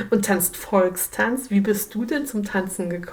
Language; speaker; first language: German; native; German